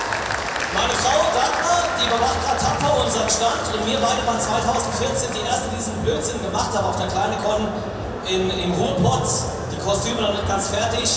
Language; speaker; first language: German; native; German